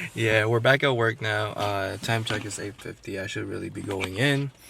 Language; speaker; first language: English; non-native, local second language; Filipino